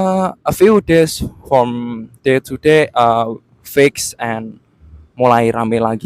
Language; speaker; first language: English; non-native, learner; Indonesian